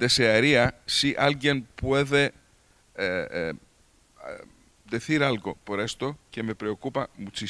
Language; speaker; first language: Spanish; non-native, learner; Greek